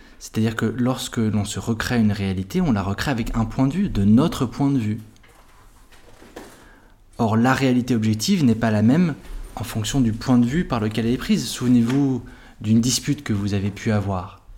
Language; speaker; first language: French; native; French